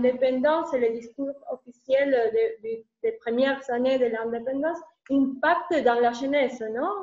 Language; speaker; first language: French; non-native, learner; Spanish